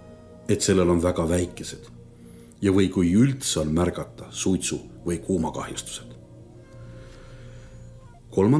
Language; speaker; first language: Estonian; native; Estonian